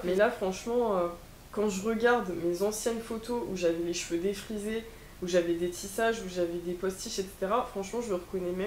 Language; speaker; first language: French; native; French